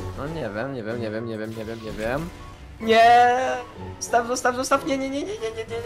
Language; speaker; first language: Polish; native; Polish